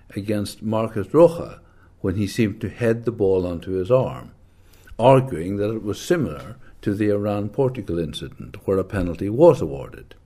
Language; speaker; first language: English; native; English